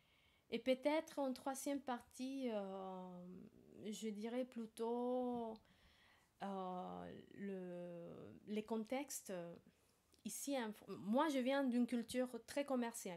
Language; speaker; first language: French; non-native, fluent; Spanish